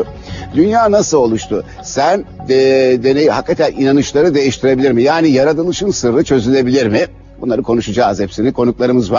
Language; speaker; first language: Turkish; native; Turkish